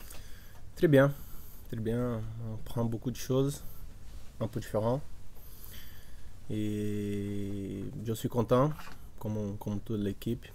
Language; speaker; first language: French; non-native, learner; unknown